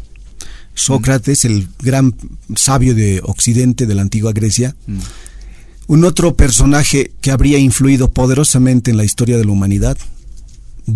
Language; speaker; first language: Spanish; native; Spanish